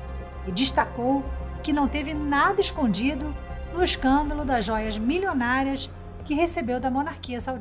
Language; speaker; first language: Portuguese; native; Portuguese